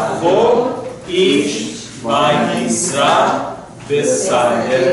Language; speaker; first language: Hebrew; non-native, learner; English